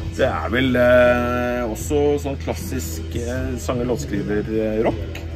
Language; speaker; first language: Norwegian; native; Norwegian